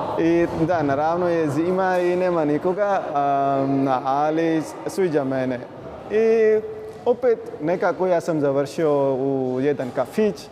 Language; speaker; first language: Croatian; non-native, learner; Punjabi